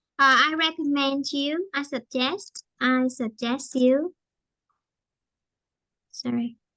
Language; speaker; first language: English; non-native, fluent; Vietnamese